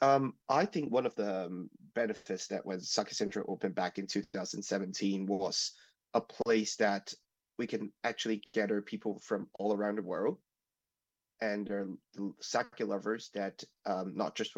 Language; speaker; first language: English; non-native, local second language; Cantonese